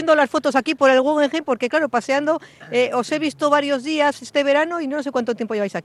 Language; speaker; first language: Spanish; native; Spanish